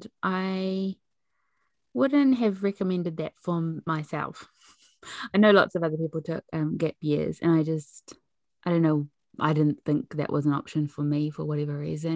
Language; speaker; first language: English; native; English